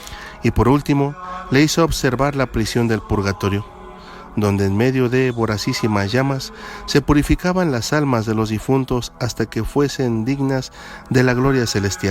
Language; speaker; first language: Spanish; native; Spanish